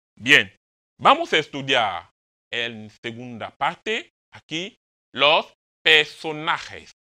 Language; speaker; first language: Spanish; non-native, fluent; French